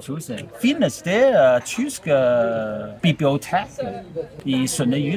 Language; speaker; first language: Danish; non-native, learner; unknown